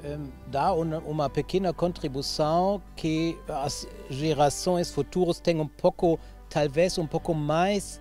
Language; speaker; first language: Portuguese; non-native, fluent; German